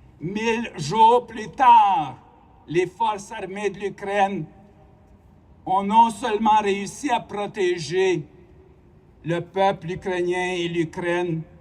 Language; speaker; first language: French; non-native, local second language; Ukrainian